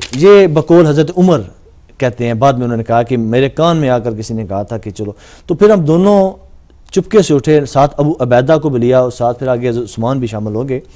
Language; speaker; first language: Urdu; non-native, local second language; Punjabi